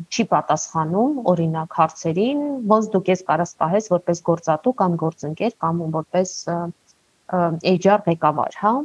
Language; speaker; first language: Armenian; native; Armenian